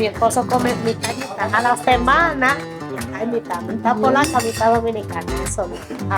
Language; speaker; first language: Spanish; native; Spanish